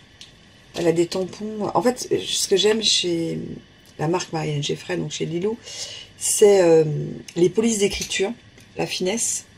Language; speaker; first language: French; native; French